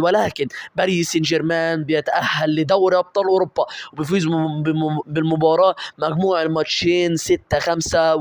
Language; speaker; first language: Arabic; native; Arabic